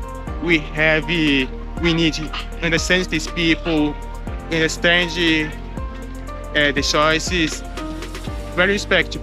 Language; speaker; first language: English; non-native, learner; Portuguese